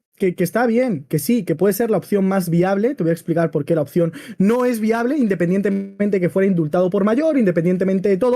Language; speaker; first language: Spanish; native; Spanish